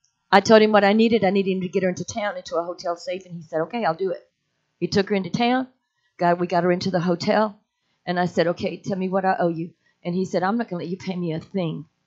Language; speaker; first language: English; native; English